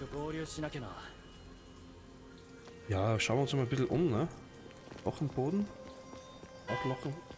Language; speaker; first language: German; native; German